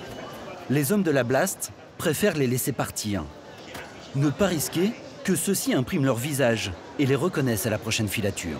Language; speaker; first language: French; native; French